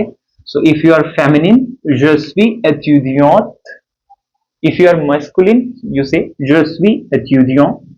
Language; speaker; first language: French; non-native, fluent; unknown